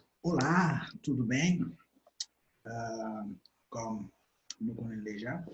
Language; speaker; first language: Portuguese; non-native, fluent; Haitian Creole